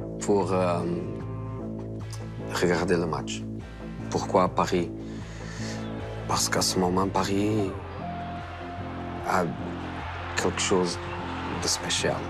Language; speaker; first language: French; non-native, fluent; Portuguese